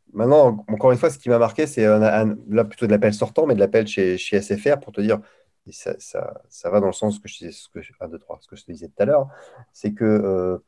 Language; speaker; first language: French; native; French